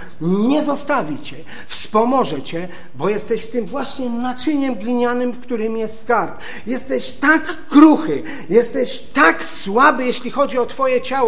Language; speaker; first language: Polish; native; Polish